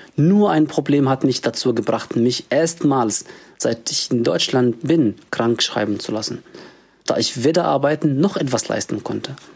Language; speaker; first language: German; non-native, fluent; Arabic